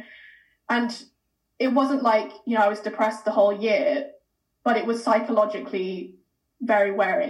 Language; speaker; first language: English; native; English